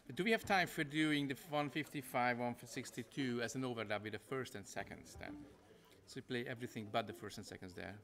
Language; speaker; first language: English; non-native, fluent; Hungarian